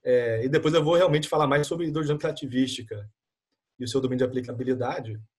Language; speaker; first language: Portuguese; native; Portuguese